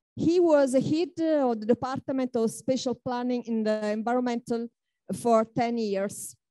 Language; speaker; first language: English; non-native, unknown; Italian